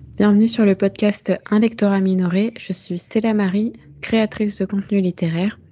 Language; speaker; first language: French; native; French